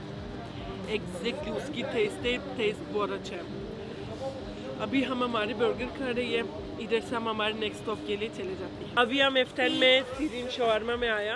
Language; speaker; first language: Hindi; non-native, learner; Turkish